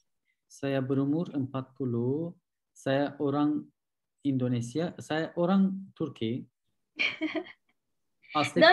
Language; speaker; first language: Indonesian; non-native, learner; Turkish